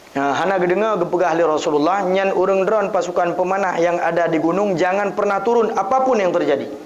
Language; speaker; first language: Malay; non-native, local second language; Achinese